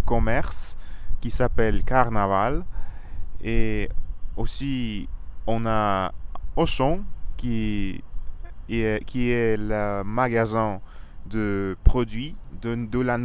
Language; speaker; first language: French; non-native, learner; Russian